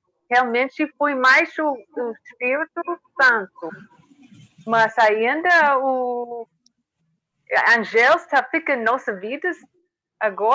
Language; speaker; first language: Portuguese; non-native, learner; English